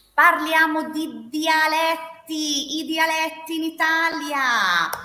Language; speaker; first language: Italian; native; Italian